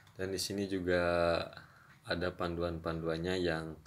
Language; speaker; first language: Indonesian; non-native, local second language; Sundanese